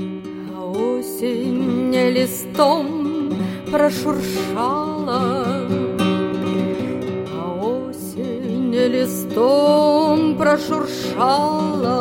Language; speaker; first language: Russian; native; Russian